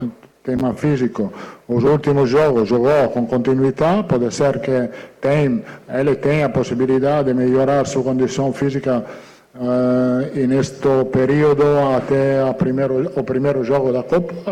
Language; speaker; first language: Portuguese; non-native, fluent; Italian